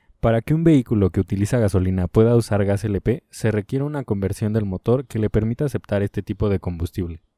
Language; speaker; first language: Spanish; native; Spanish